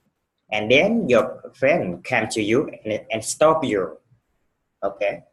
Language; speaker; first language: English; non-native, fluent; Vietnamese